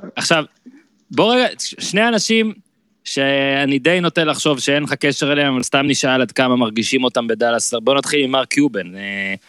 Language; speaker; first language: Hebrew; native; Hebrew